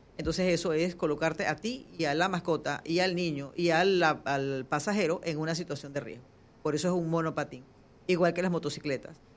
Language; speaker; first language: Spanish; native; Spanish